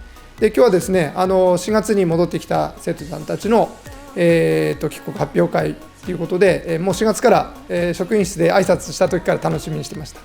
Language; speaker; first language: Japanese; native; Japanese